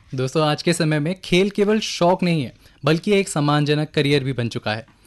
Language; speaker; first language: Hindi; native; Hindi